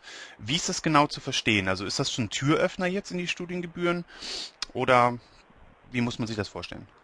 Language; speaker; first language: German; native; German